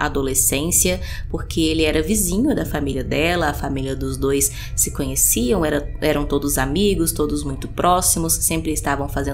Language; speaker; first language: Portuguese; native; Portuguese